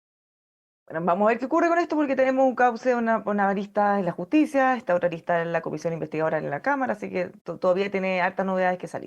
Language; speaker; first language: Spanish; native; Spanish